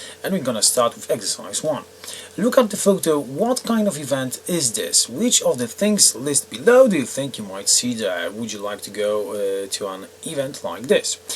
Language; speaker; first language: English; non-native, fluent; Polish